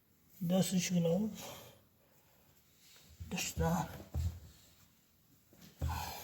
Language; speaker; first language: German; non-native, learner; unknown